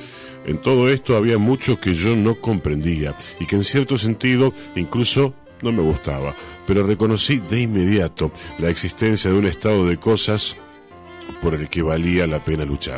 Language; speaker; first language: Spanish; native; Spanish